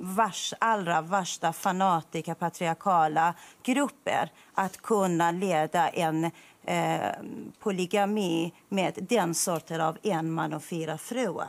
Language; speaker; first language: Swedish; non-native, fluent; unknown